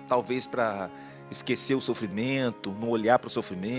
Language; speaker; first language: Portuguese; native; Portuguese